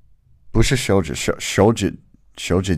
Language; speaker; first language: Chinese; non-native, learner; English